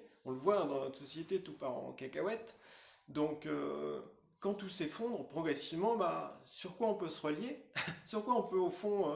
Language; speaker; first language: French; native; French